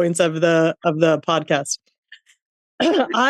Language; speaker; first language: English; native; English